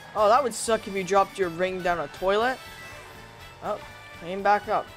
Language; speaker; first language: English; native; English